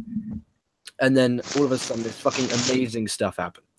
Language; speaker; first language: English; native; English